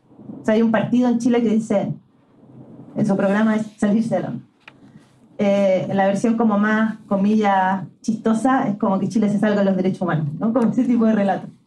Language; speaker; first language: Spanish; native; Spanish